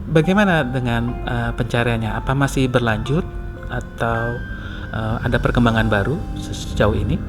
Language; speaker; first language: Indonesian; native; Indonesian